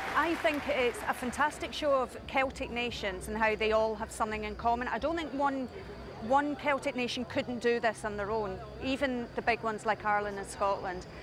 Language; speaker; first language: English; native; English